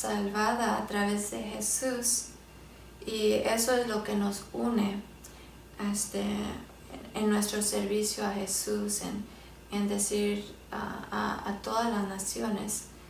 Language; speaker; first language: Spanish; early bilingual, heritage; Spanish